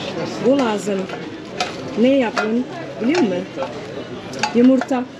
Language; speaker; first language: Turkish; non-native, learner; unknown